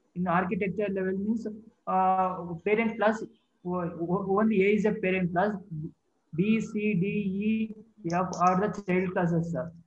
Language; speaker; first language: English; non-native, local second language; Kannada